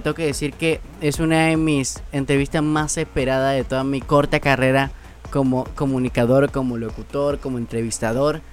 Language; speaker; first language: Spanish; native; Spanish